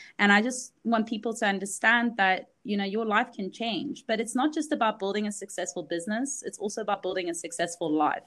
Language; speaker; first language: English; early bilingual, other home language; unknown